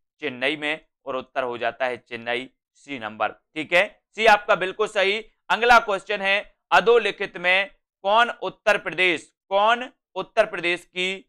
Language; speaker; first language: Hindi; native; Hindi